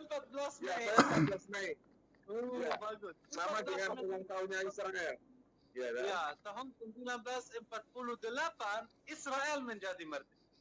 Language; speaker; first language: Indonesian; non-native, fluent; Arabic